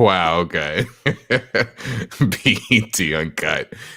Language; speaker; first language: English; native; English